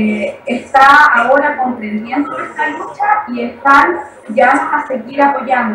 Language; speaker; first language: Spanish; native; Spanish